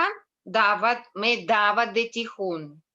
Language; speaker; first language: Hindi; non-native, learner; Russian